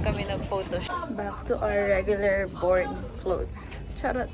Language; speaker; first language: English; non-native, local second language; Filipino